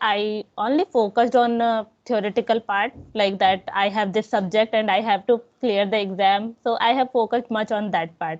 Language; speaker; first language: English; non-native, local second language; Hindi